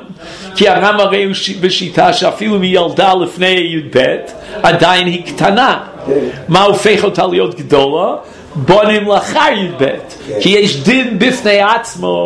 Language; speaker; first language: Hebrew; non-native, fluent; English